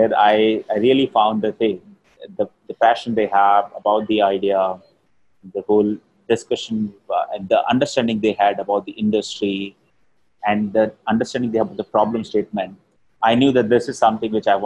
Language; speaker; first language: English; non-native, local second language; Hindi